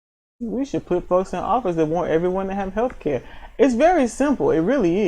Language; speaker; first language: English; native; English